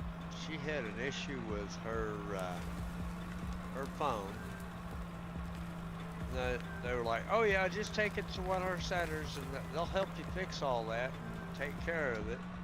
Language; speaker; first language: English; native; English